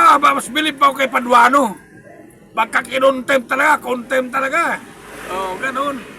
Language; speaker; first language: Filipino; non-native, local second language; Cebuano